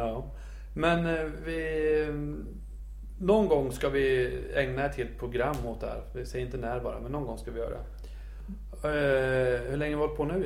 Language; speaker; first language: Swedish; native; Swedish